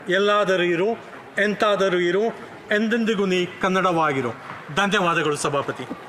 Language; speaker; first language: Kannada; native; Kannada